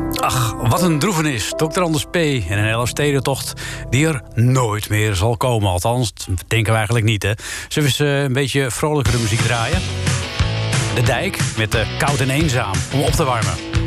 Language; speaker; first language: Dutch; native; Dutch